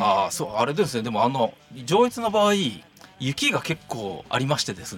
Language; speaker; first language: Japanese; native; Japanese